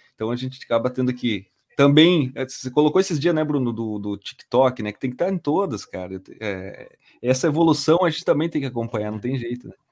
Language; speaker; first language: Portuguese; native; Portuguese